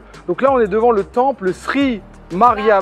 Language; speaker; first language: French; native; French